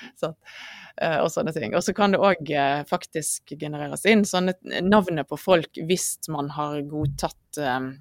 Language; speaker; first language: Norwegian; native; Norwegian